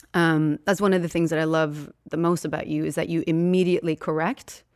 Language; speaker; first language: English; non-native, fluent; Swedish